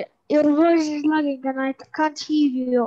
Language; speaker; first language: English; non-native, learner; Arabic